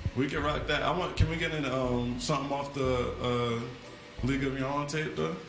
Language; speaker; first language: English; native; English